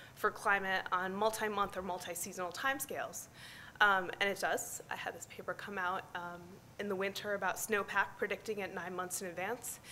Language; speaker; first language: English; native; English